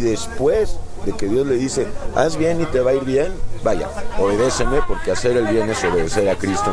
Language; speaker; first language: Spanish; native; Spanish